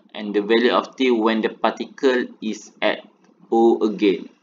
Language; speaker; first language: English; non-native, local second language; Malay